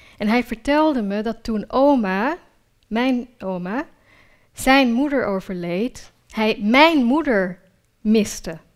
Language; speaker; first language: Dutch; early bilingual, other home language; Urdu